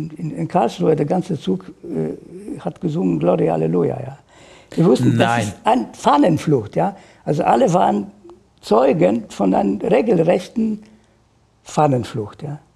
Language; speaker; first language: German; non-native, fluent; Polish